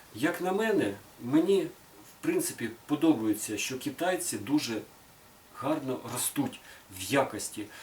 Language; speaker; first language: Ukrainian; non-native, local second language; Russian